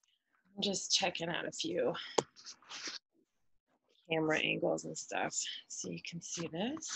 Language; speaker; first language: English; native; English